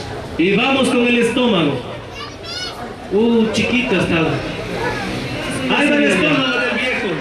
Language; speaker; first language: Spanish; native; Spanish